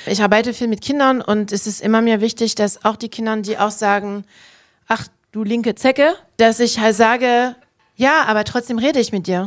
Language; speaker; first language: German; non-native, fluent; French